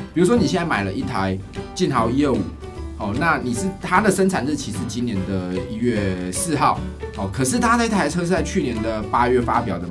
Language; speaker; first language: Chinese; native; Chinese